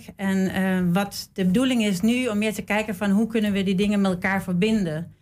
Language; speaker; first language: Dutch; non-native, fluent; Danish